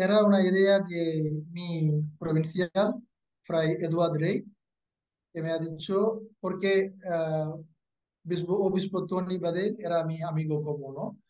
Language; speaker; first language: Spanish; non-native, fluent; Tamil